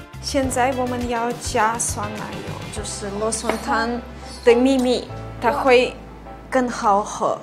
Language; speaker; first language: Chinese; non-native, learner; Ukrainian